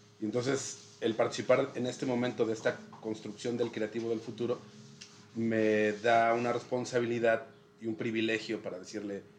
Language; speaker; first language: Spanish; native; Spanish